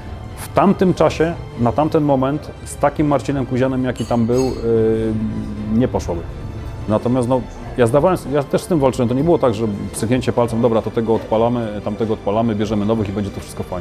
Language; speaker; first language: Polish; native; Polish